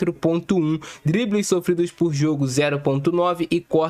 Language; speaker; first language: Portuguese; native; Portuguese